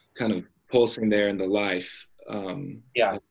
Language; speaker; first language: English; native; English